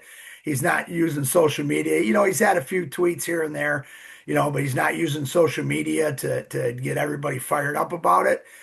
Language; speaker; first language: English; native; English